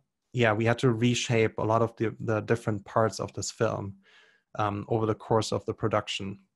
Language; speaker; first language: English; non-native, fluent; German